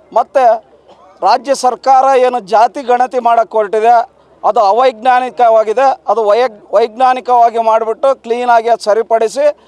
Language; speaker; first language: Kannada; native; Kannada